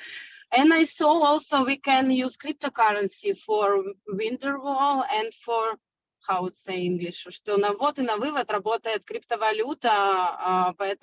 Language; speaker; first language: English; non-native, learner; Russian